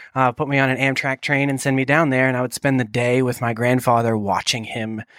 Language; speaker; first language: English; native; English